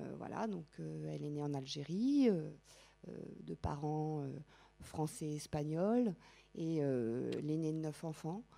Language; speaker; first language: French; native; French